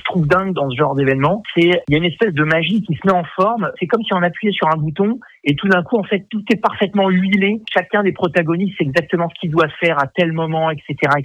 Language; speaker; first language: French; native; French